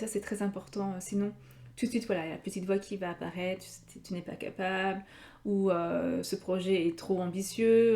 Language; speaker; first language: French; native; French